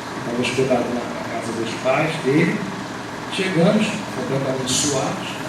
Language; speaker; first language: Portuguese; native; Portuguese